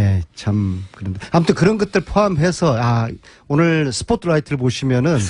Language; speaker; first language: Korean; native; Korean